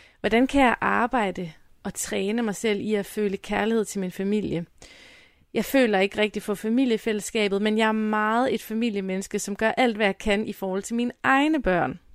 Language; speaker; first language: Danish; native; Danish